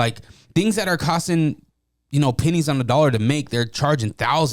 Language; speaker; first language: English; native; English